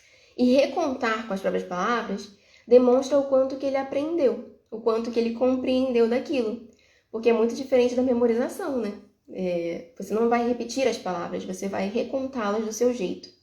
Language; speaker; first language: Portuguese; native; Portuguese